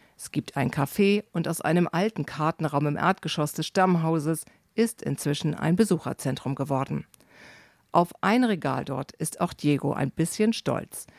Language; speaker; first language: German; native; German